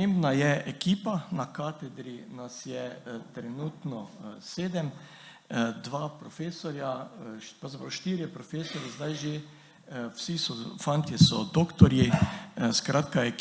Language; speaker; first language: Slovenian; native; Slovenian